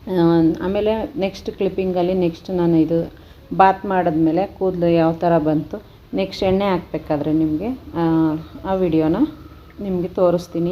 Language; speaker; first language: Kannada; native; Kannada